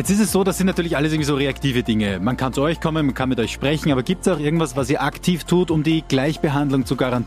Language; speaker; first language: German; native; German